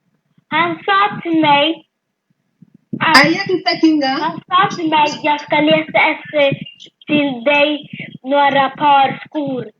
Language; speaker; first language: Swedish; early bilingual, other home language; French